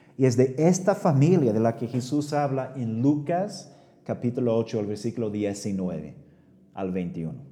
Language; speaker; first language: Spanish; non-native, fluent; English